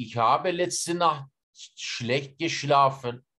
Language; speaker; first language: German; non-native, fluent; Turkish